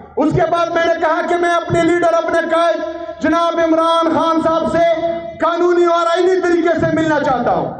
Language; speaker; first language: Urdu; non-native, local second language; Pashto